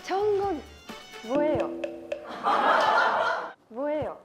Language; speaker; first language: Korean; non-native, learner; Japanese